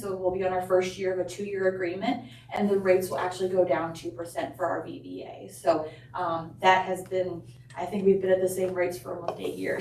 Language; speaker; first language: English; native; English